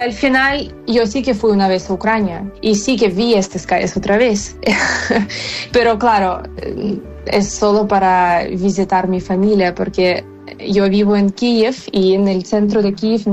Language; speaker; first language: Spanish; non-native, fluent; Ukrainian